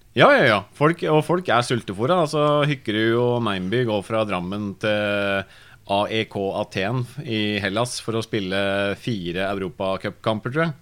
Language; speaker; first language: Norwegian; native; Norwegian